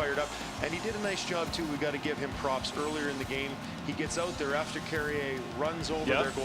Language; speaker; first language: English; native; English